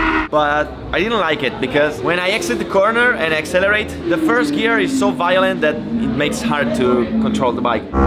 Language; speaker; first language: English; non-native, fluent; Italian